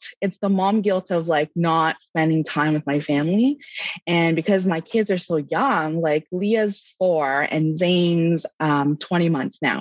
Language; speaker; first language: English; native; English